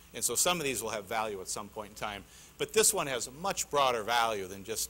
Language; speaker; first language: English; native; English